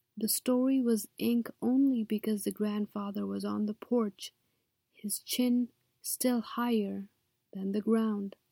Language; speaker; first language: English; non-native, local second language; Nepali